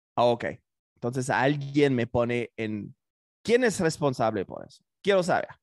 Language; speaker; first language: Spanish; non-native, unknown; French